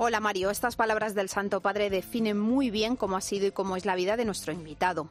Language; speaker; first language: Spanish; native; Spanish